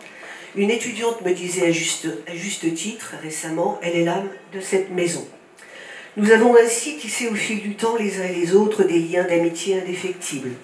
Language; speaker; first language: French; native; French